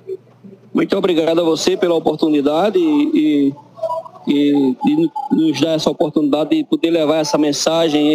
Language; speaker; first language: Portuguese; native; Portuguese